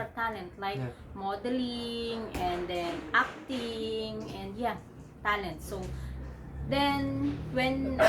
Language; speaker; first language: English; non-native, local second language; Filipino